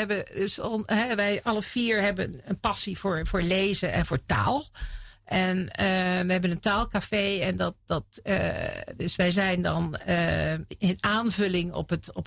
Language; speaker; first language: Dutch; native; Dutch